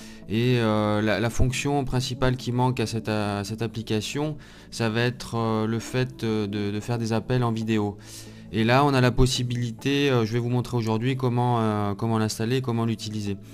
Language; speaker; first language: French; native; French